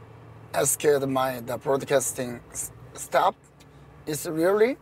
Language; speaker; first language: English; non-native, learner; Korean